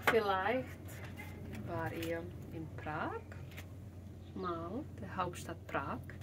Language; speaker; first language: German; non-native, fluent; Czech